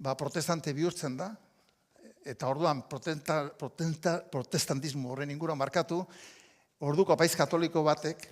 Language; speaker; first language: Basque; native; Basque